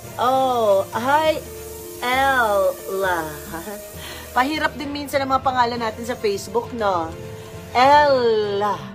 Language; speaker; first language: Filipino; non-native, local second language; Cebuano